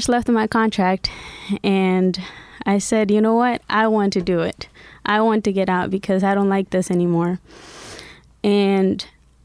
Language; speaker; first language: English; early bilingual, other home language; Spanish